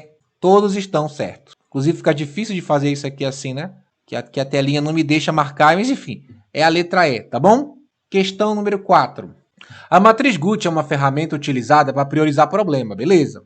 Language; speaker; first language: Portuguese; native; Portuguese